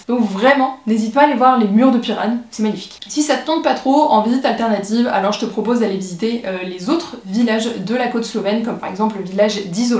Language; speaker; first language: French; native; French